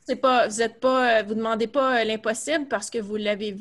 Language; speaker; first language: French; native; French